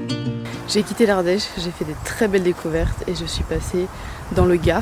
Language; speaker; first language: French; native; French